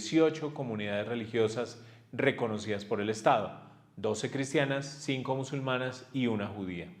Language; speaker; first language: Spanish; native; Spanish